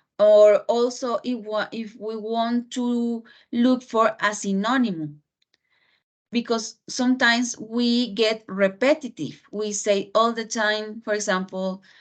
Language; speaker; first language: English; non-native, fluent; Spanish